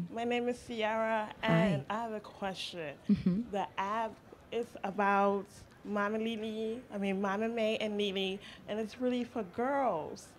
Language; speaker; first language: English; non-native, fluent; French